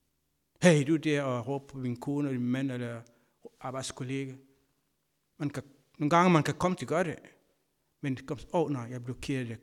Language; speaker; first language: Danish; non-native, fluent; Kabuverdianu